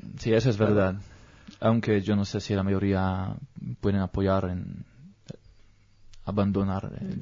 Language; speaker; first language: Spanish; non-native, learner; Hebrew